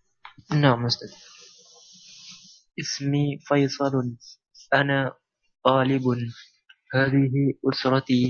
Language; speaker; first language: Arabic; non-native, learner; Indonesian